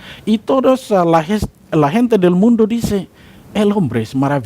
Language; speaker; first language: Spanish; non-native, learner; Indonesian